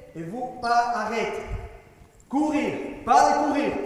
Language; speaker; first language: French; non-native, learner; Spanish